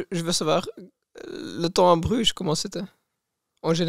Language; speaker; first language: French; non-native, local second language; Dutch